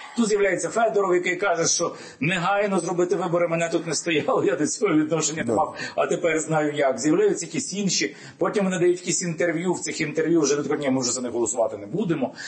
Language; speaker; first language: Ukrainian; native; Ukrainian